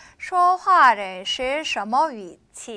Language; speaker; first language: Chinese; non-native, fluent; Korean